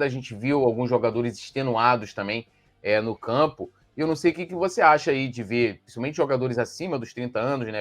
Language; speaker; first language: Portuguese; native; Portuguese